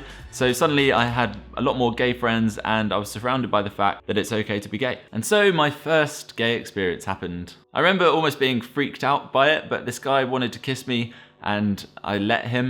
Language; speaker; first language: English; native; English